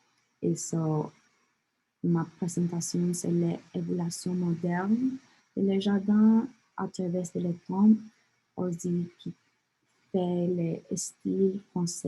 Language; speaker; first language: French; non-native, learner; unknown